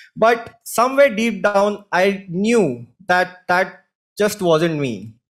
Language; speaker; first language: English; non-native, local second language; Hindi